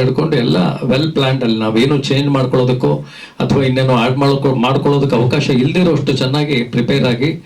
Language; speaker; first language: Kannada; native; Kannada